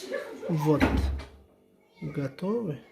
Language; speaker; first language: Russian; non-native, learner; Tajik